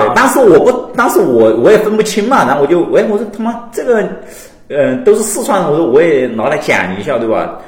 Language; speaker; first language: Chinese; native; Chinese